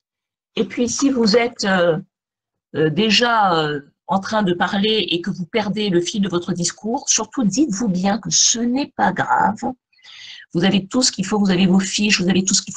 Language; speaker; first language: French; native; French